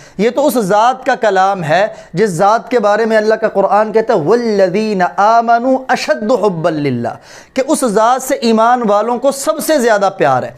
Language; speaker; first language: Urdu; native; Urdu